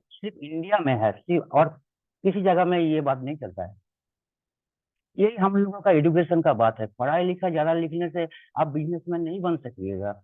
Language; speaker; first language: Hindi; non-native, local second language; Bangla